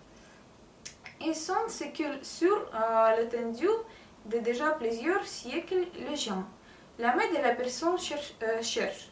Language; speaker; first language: French; non-native, learner; Russian